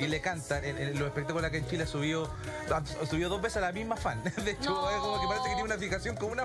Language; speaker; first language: Spanish; native; Spanish